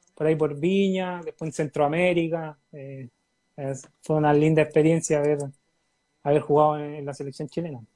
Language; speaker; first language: Spanish; native; Spanish